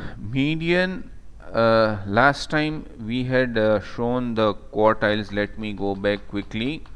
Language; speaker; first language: English; non-native, local second language; Gujarati